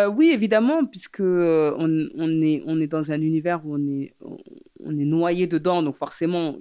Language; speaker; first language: French; early bilingual, other home language; Fula